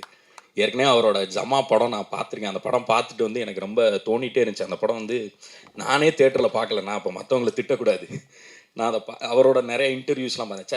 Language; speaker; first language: Tamil; native; Tamil